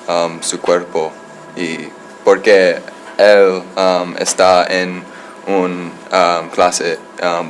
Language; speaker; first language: Spanish; non-native, learner; English